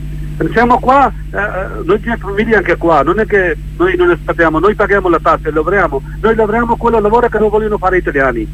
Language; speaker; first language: Italian; non-native, learner; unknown